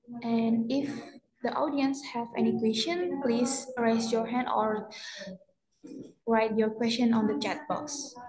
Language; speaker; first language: English; non-native, fluent; Indonesian